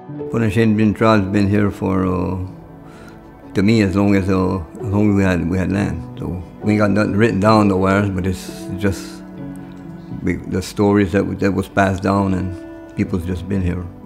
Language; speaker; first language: English; early bilingual, other home language; French